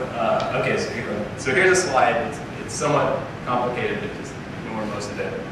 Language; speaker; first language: English; native; English